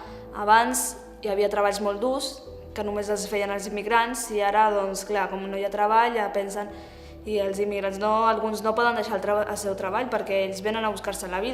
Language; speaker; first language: Catalan; early bilingual, other home language; Arabic